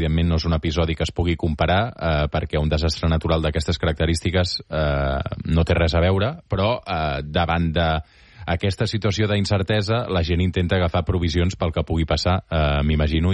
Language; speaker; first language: Catalan; native; Catalan